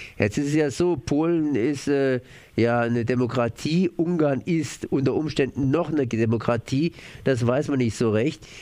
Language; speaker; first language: German; native; German